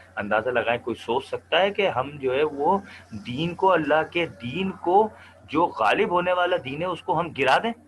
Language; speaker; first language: Urdu; native; Urdu